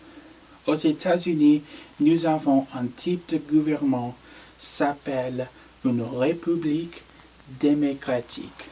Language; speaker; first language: French; non-native, learner; English